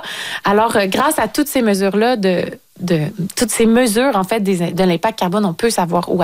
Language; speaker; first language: French; native; French